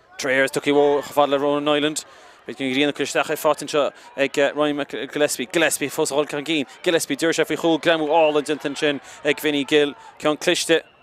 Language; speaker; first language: Irish; native; Irish